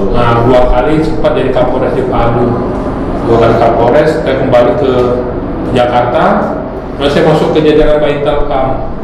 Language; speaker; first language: Indonesian; native; Indonesian